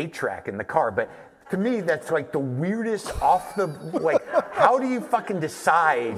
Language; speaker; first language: English; native; English